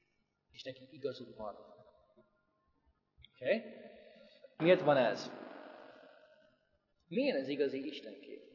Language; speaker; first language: Hungarian; non-native, fluent; English